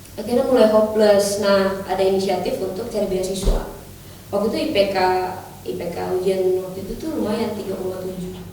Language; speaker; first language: Indonesian; native; Indonesian